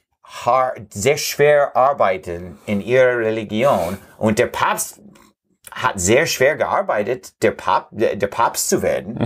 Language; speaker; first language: German; non-native, fluent; English